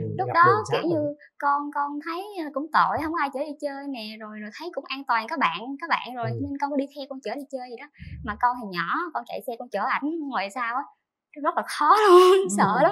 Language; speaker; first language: Vietnamese; native; Vietnamese